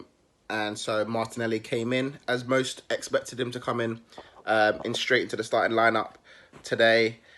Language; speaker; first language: English; native; English